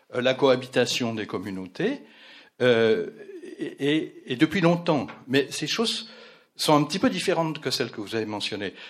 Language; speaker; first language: French; native; French